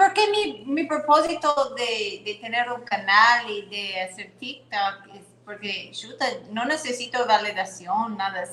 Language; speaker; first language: Spanish; non-native, fluent; English